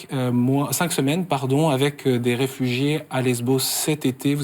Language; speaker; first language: French; native; French